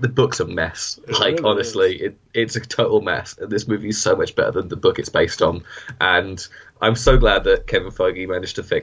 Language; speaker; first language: English; native; English